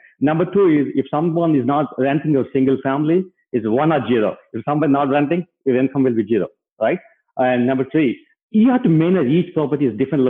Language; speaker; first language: English; non-native, local second language; Telugu